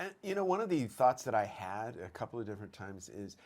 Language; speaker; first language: English; native; English